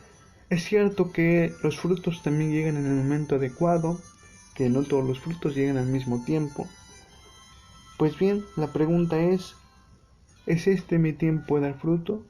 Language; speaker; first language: Spanish; native; Spanish